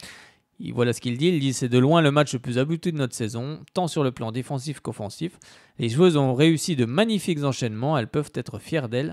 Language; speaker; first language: French; native; French